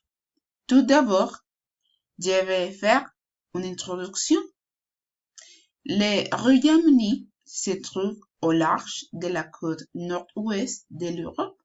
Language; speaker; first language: French; non-native, learner; Spanish